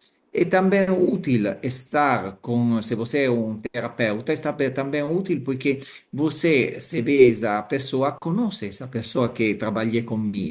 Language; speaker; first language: Portuguese; non-native, learner; Italian